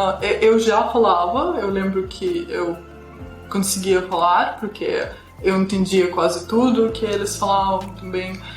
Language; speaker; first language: Portuguese; non-native, fluent; Russian